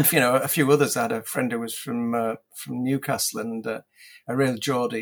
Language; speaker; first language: English; native; English